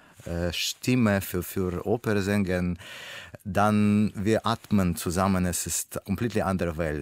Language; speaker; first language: German; non-native, learner; Russian